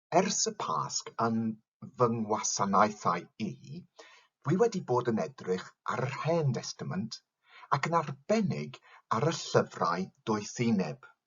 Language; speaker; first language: Welsh; non-native, local second language; English